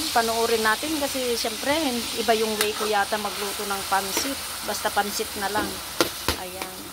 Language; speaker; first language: Filipino; non-native, local second language; Iloko